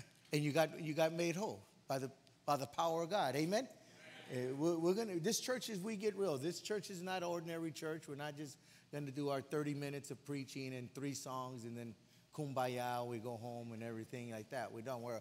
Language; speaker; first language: English; early bilingual, other home language; Spanish